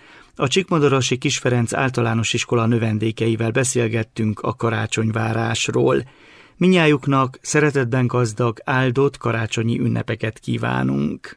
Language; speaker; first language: Hungarian; native; Hungarian